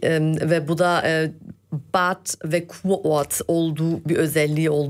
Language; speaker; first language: Turkish; early bilingual, heritage; Turkish